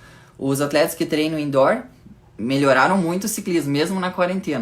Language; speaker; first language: Portuguese; native; Portuguese